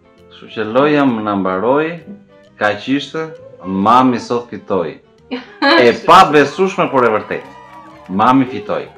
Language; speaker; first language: Albanian; native; Albanian